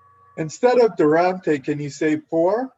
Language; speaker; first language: Spanish; non-native, learner; English